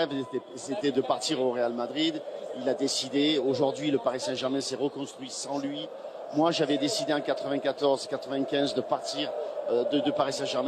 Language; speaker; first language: French; native; French